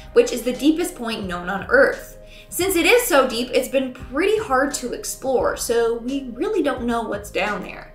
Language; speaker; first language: English; native; English